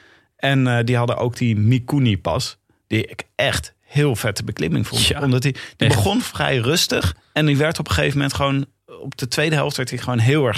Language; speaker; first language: Dutch; native; Dutch